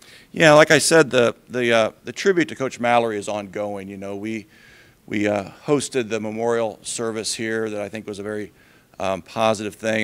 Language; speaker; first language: English; native; English